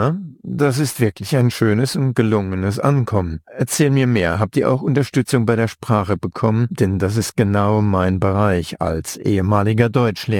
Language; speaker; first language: German; native; German